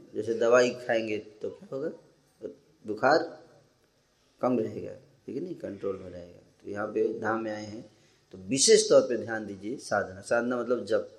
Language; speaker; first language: Hindi; native; Hindi